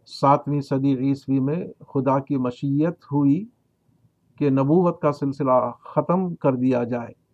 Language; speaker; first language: Urdu; native; Urdu